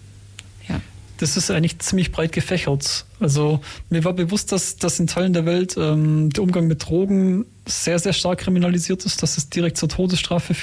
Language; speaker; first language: German; native; German